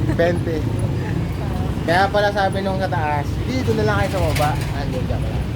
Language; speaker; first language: Filipino; native; Filipino